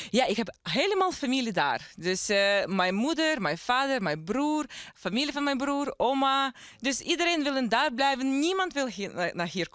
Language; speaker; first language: Dutch; non-native, learner; Ukrainian